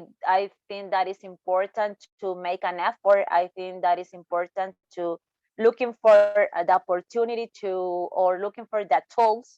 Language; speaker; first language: English; non-native, learner; Spanish